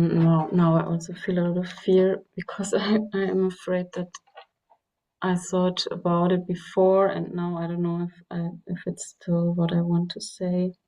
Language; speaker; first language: English; non-native, fluent; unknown